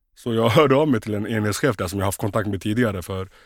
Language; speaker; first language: Swedish; native; Swedish